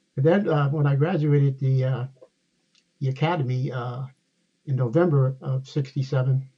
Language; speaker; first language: English; native; English